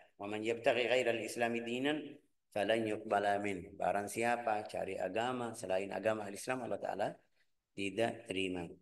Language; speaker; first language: Malay; non-native, fluent; Arabic